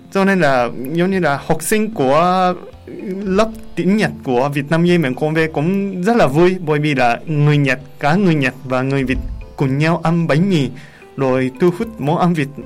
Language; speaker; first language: Vietnamese; non-native, learner; Japanese